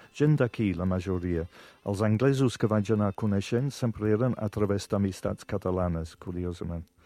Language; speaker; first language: Catalan; non-native, fluent; English